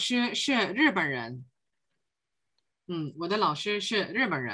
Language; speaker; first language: Chinese; non-native, fluent; Korean